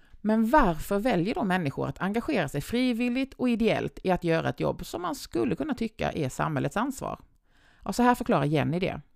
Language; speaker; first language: Swedish; native; Swedish